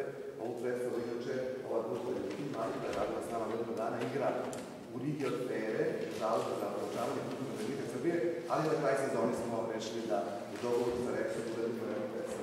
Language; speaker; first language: Serbian; native; Serbian